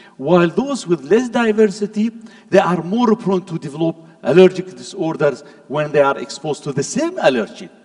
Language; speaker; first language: English; non-native, fluent; Arabic